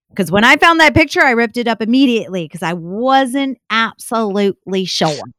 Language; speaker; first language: English; native; English